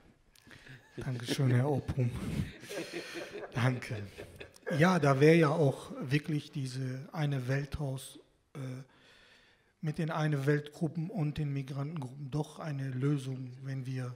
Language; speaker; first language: German; non-native, fluent; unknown